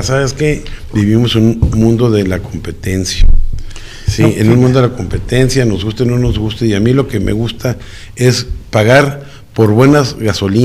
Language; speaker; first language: Spanish; native; Spanish